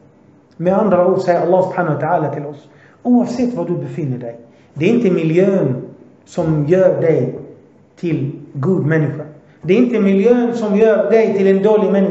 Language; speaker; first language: Swedish; early bilingual, other home language; Arabic